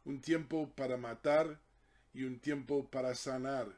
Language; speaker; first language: Spanish; non-native, fluent; English